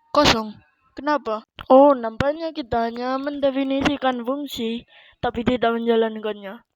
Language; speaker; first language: Indonesian; native; Indonesian